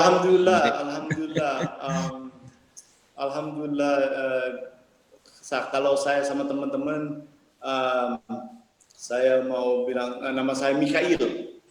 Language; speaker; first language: Indonesian; early bilingual, heritage; English